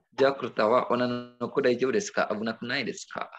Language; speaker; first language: Japanese; non-native, fluent; Indonesian